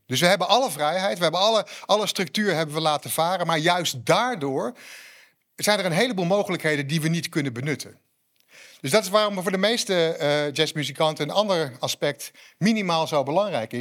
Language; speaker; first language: Dutch; native; Dutch